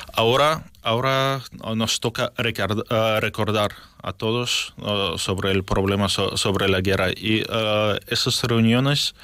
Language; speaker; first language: Spanish; non-native, fluent; Ukrainian